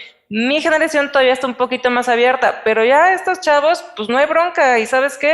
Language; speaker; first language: Spanish; native; Spanish